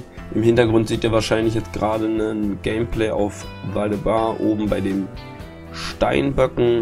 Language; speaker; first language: German; native; German